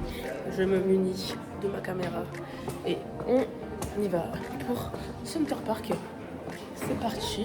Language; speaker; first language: French; native; French